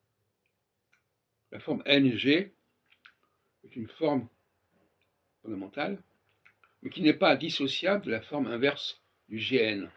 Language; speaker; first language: French; native; French